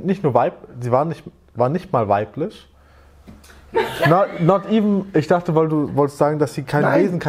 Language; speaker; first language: German; native; German